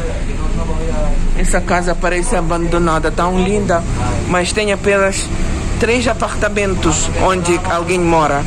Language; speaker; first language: Portuguese; non-native, fluent; Ukrainian